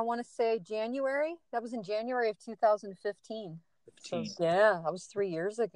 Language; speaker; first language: English; native; English